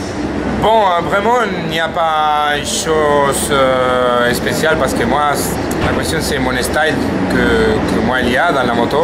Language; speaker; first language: French; non-native, fluent; Spanish